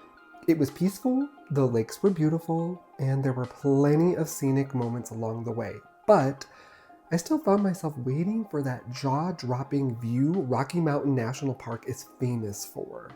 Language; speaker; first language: English; native; English